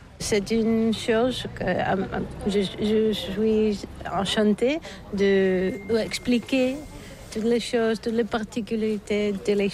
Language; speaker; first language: French; non-native, learner; Bulgarian